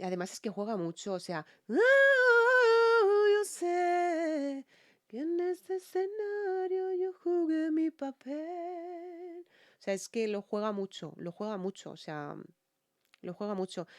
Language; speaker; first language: Spanish; native; Spanish